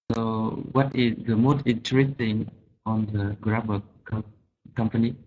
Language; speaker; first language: English; non-native, learner; Vietnamese